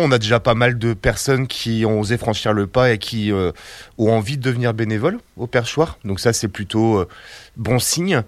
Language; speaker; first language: French; native; French